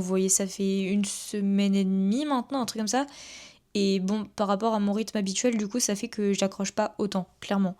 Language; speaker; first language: French; native; French